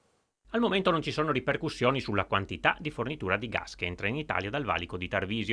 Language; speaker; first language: Italian; native; Italian